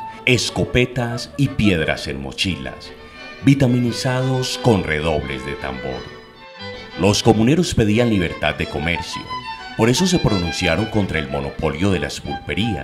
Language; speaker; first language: Spanish; native; Spanish